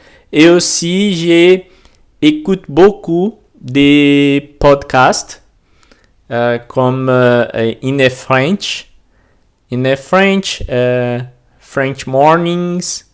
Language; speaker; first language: French; non-native, learner; Portuguese